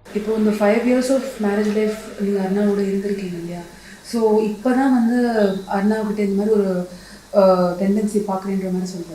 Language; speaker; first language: Tamil; native; Tamil